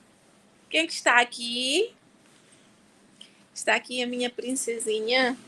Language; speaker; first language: Portuguese; non-native, local second language; Tetum